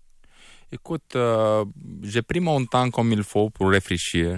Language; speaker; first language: French; non-native, fluent; Romanian